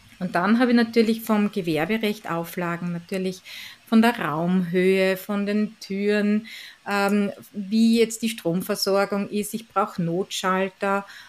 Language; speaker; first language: German; native; German